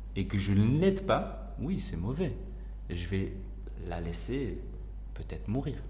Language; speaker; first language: French; non-native, local second language; Arabic